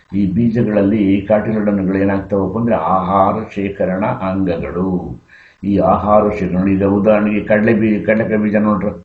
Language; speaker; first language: Kannada; native; Kannada